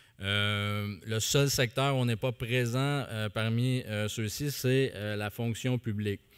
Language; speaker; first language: French; native; French